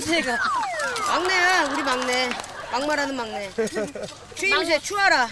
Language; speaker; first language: Korean; native; Korean